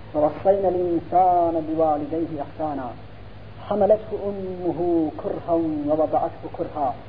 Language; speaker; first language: Persian; non-native, local second language; Central Kurdish